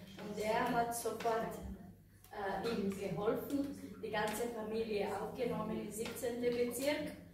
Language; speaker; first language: German; non-native, fluent; Bosnian